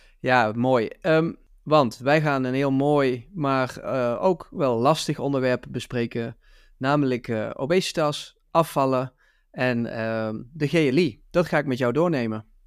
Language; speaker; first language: Dutch; native; Dutch